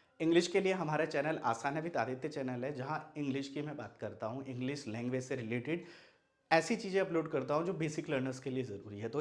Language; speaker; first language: Hindi; non-native, local second language; Maithili